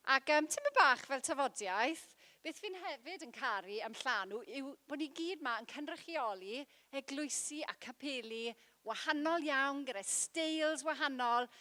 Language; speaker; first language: Welsh; non-native, local second language; English